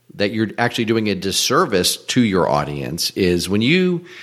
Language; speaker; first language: English; native; English